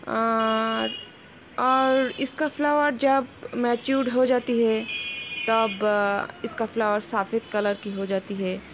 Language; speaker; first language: Hindi; non-native, local second language; Bangla